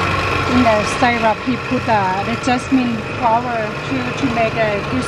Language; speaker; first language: English; non-native, fluent; Thai